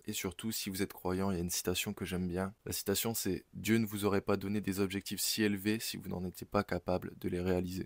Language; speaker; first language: French; native; French